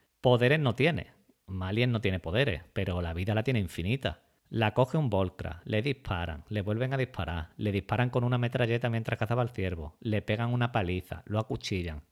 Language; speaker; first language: Spanish; native; Spanish